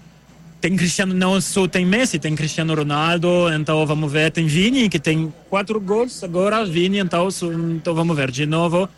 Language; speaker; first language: Portuguese; non-native, learner; French